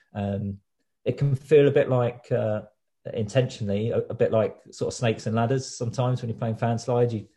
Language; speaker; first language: English; native; English